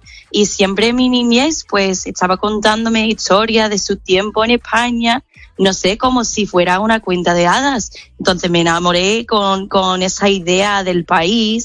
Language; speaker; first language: Spanish; non-native, fluent; English